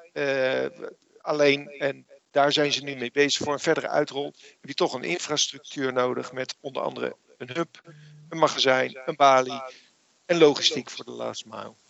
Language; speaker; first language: Dutch; native; Dutch